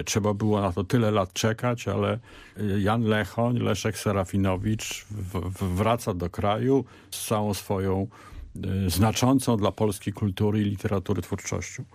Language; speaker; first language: Polish; native; Polish